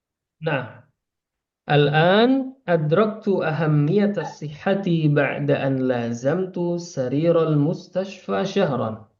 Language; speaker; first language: Arabic; non-native, fluent; Indonesian